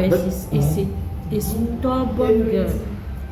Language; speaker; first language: English; non-native, learner; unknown